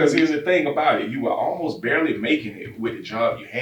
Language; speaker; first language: English; native; English